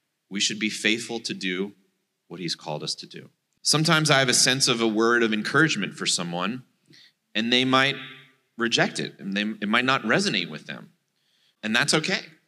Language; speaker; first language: English; native; English